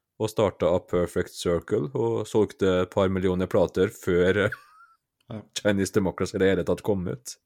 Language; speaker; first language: Norwegian; native; Norwegian